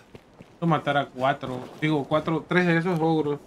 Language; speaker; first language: Spanish; native; Spanish